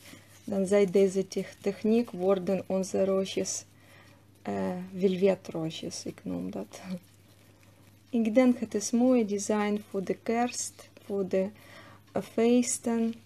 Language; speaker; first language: Dutch; non-native, fluent; Russian